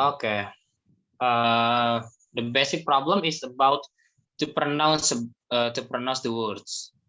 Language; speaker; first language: English; non-native, fluent; Indonesian